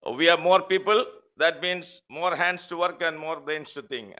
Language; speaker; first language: English; non-native, local second language; Malayalam